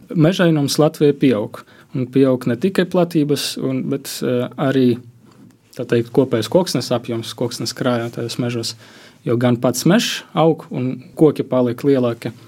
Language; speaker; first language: Latvian; non-native, local second language; Russian